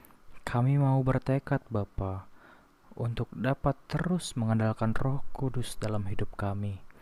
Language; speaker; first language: Indonesian; native; Indonesian